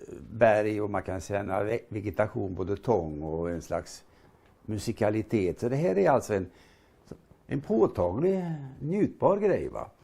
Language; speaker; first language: Swedish; native; Swedish